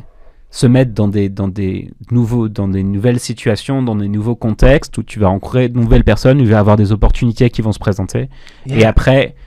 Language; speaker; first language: French; native; French